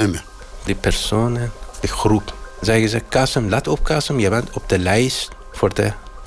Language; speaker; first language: Dutch; non-native, learner; Arabic